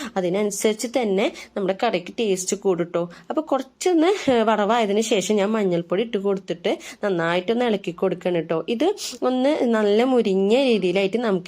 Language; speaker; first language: Malayalam; native; Malayalam